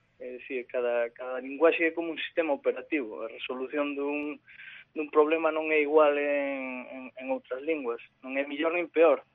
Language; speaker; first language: Galician; early bilingual, other home language; Spanish